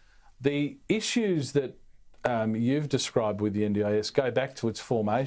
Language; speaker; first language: English; native; English